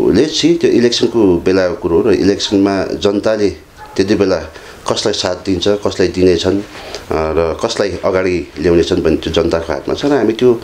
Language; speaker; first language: Nepali; native; Nepali